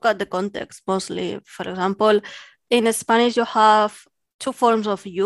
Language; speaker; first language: English; non-native, fluent; Catalan